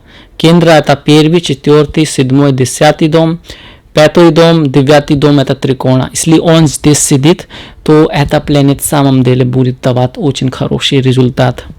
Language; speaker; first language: Russian; non-native, learner; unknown